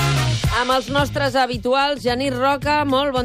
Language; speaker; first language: Catalan; native; Catalan